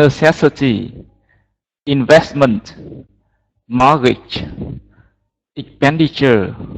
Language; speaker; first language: English; non-native, learner; Vietnamese